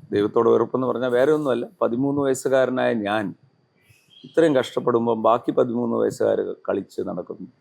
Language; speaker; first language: Malayalam; early bilingual, other home language; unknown